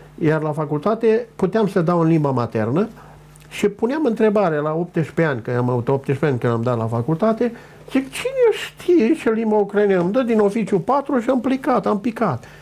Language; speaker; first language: Romanian; non-native, local second language; Ukrainian